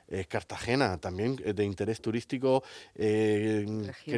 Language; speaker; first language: Spanish; native; Spanish